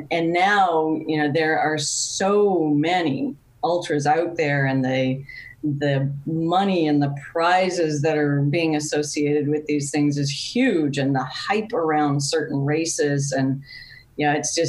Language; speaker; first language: English; native; English